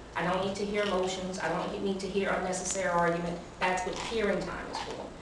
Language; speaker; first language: English; native; English